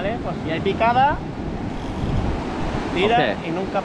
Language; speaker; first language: Spanish; native; Spanish